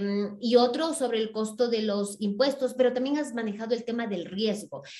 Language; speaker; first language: Spanish; native; Spanish